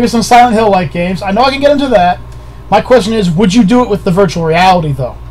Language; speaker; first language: English; native; English